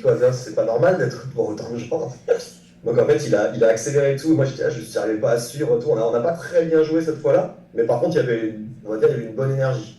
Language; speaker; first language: French; native; French